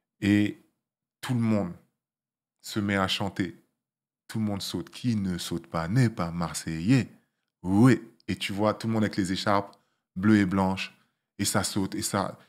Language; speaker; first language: French; early bilingual, other home language; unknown